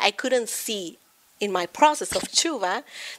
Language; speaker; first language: English; non-native, fluent; Spanish